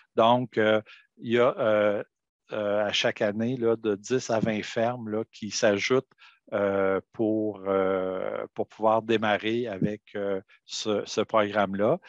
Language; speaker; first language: French; native; French